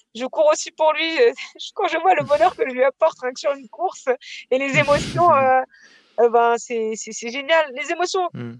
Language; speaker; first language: French; native; French